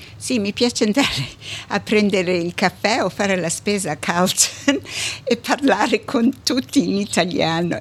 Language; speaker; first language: Italian; early bilingual, heritage; Italian